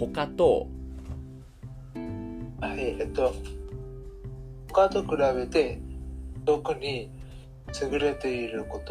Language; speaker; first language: Japanese; non-native, learner; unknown